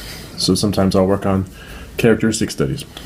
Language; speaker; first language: English; native; English